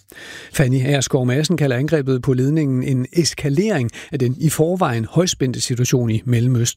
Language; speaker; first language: Danish; native; Danish